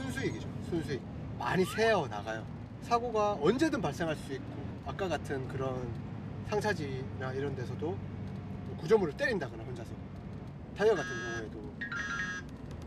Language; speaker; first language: Korean; native; Korean